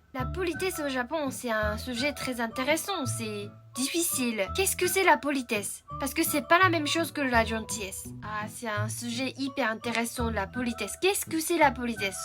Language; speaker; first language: French; non-native, fluent; Japanese